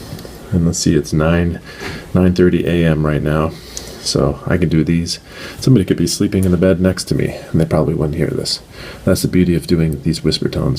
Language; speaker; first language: English; native; English